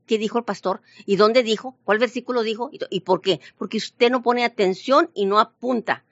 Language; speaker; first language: Spanish; early bilingual, heritage; Spanish